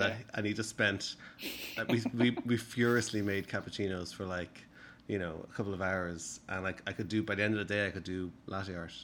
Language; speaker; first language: English; native; English